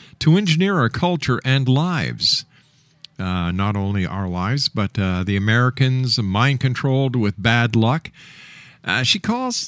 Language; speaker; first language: English; native; English